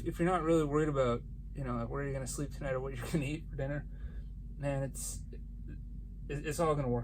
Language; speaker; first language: English; native; English